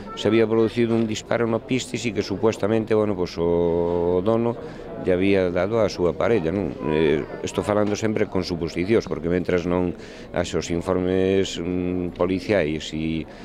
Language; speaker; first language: Galician; native; Galician